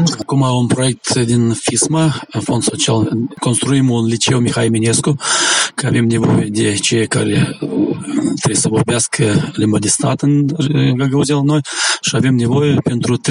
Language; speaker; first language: Romanian; non-native, local second language; Gagauz